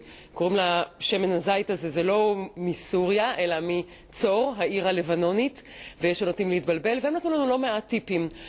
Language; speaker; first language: Hebrew; native; Hebrew